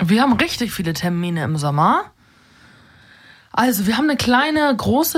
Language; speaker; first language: German; native; German